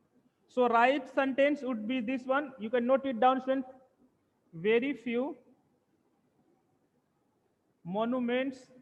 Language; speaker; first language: English; non-native, local second language; Hindi